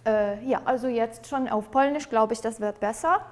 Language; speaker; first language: German; non-native, fluent; Polish